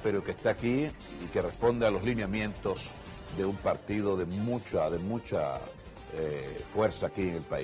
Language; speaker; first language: Spanish; native; Spanish